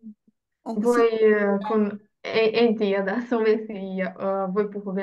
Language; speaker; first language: Finnish; non-native, learner; Russian